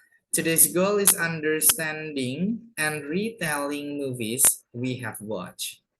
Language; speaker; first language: English; non-native, fluent; Indonesian